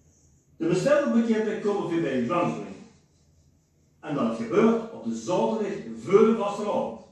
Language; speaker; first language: Dutch; native; Dutch